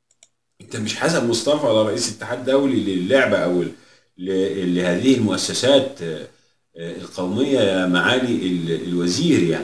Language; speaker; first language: Arabic; native; Arabic